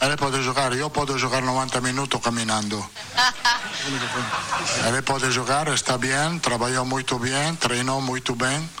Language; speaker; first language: Portuguese; non-native, fluent; Italian